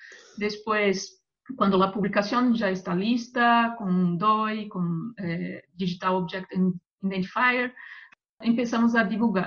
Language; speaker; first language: Spanish; non-native, fluent; Portuguese